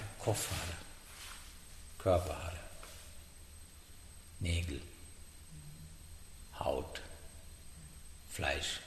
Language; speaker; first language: German; non-native, fluent; Sinhala